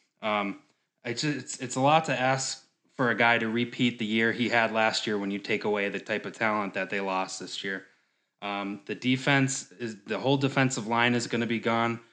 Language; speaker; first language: English; native; English